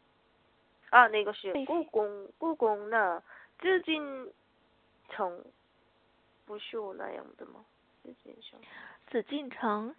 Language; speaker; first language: Chinese; non-native, learner; Korean